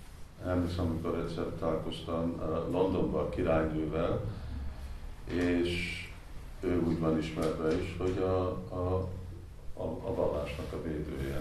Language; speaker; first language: Hungarian; non-native, fluent; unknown